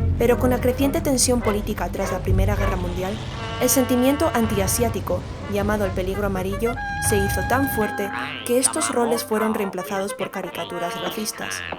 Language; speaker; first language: Spanish; early bilingual, other home language; Chinese